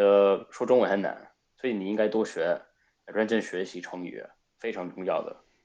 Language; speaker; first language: Chinese; non-native, fluent; Spanish